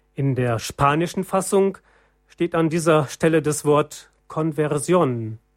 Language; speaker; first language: German; native; German